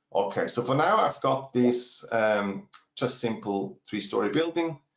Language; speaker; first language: English; non-native, fluent; German